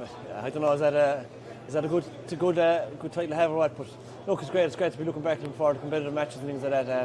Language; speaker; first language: English; native; English